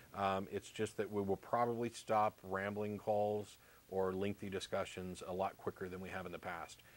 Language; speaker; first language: English; native; English